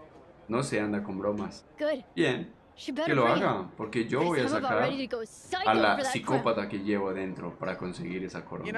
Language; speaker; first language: Spanish; native; Spanish